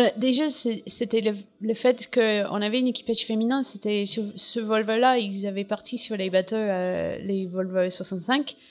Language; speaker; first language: French; non-native, fluent; English